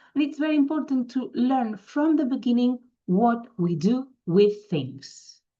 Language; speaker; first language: English; non-native, fluent; Catalan